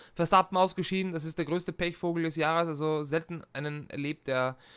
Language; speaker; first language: German; native; German